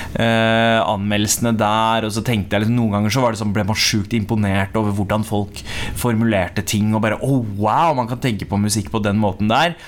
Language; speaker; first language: Norwegian; early bilingual, other home language; Punjabi